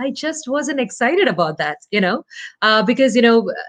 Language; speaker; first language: English; non-native, local second language; Malayalam